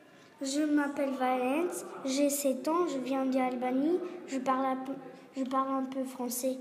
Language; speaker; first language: French; non-native, learner; Albanian